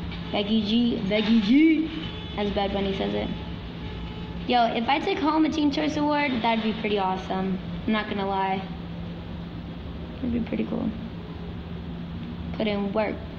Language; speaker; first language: English; early bilingual, other home language; Spanish